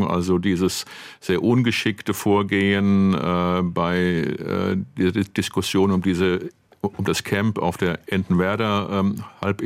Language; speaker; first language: German; native; German